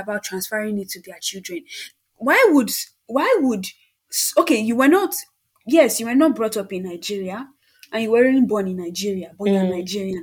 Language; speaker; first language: English; non-native, local second language; Yoruba